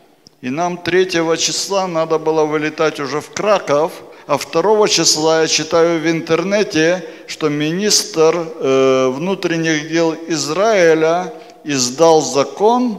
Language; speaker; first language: Polish; non-native, learner; Russian